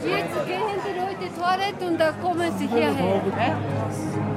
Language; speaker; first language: German; non-native, learner; Japanese